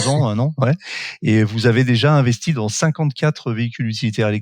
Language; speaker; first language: French; native; French